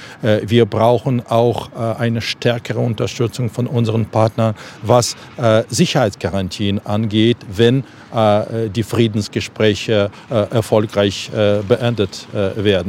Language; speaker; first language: German; non-native, fluent; Ukrainian